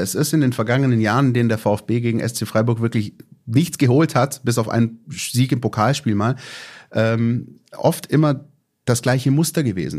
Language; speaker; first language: German; native; German